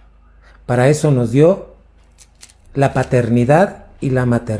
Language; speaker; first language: Spanish; native; Spanish